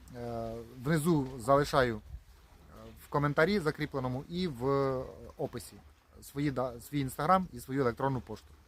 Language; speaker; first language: Ukrainian; non-native, local second language; Russian